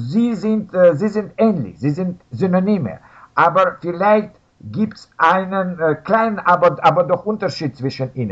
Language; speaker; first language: German; non-native, fluent; Russian